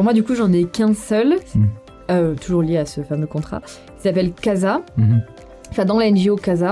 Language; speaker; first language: French; native; French